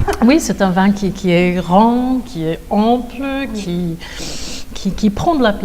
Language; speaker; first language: French; native; French